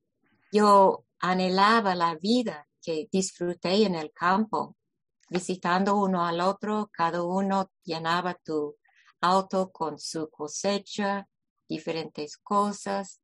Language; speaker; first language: Spanish; non-native, fluent; English